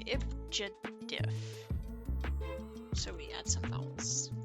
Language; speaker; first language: English; native; English